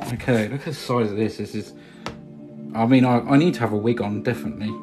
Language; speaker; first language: English; native; English